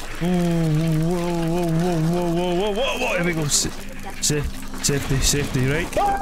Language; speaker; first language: English; native; English